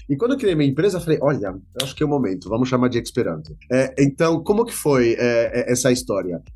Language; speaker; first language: Portuguese; non-native, fluent; French